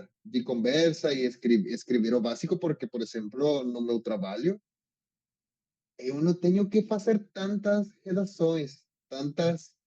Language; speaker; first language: Portuguese; non-native, learner; Spanish